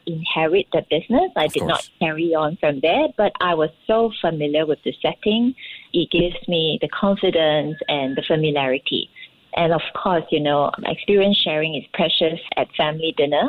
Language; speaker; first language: English; non-native, local second language; Cantonese